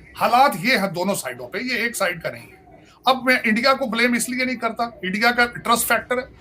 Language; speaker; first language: Urdu; non-native, local second language; Punjabi